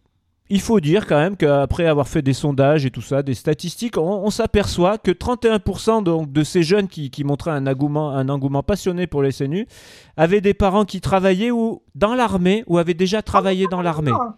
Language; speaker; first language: French; native; French